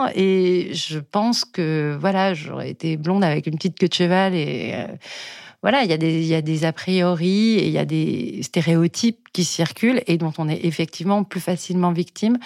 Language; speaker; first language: French; native; French